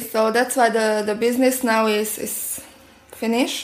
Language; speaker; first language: English; non-native, learner; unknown